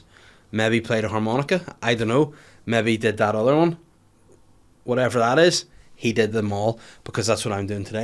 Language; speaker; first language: English; native; English